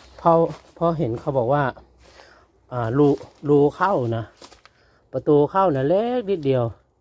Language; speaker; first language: Thai; non-native, local second language; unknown